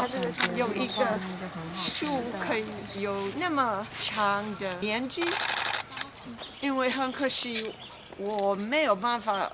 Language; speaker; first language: Chinese; non-native, learner; English